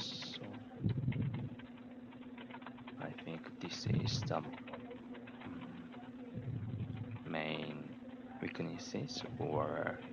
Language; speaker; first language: English; non-native, learner; Korean